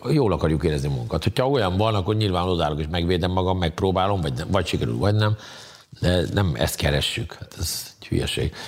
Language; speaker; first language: Hungarian; native; Hungarian